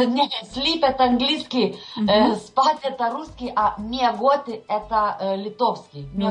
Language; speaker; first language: Russian; non-native, fluent; Lithuanian